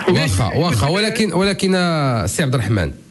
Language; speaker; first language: Arabic; native; Arabic